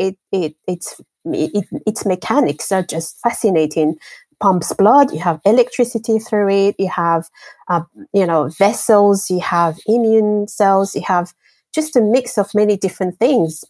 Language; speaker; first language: English; non-native, fluent; French